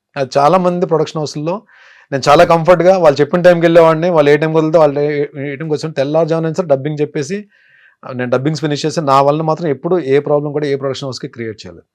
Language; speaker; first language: Telugu; native; Telugu